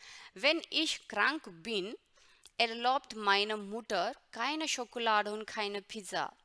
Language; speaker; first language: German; non-native, fluent; Hindi